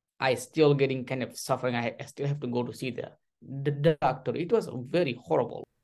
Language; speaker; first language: English; non-native, learner; Rohingya